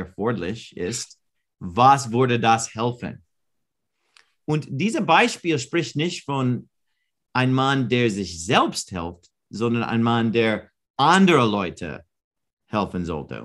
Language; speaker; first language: German; non-native, fluent; English